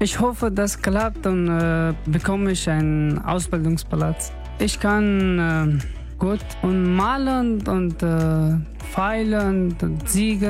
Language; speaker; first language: German; non-native, learner; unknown